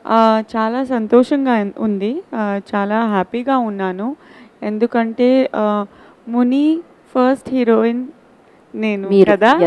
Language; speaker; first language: Telugu; non-native, learner; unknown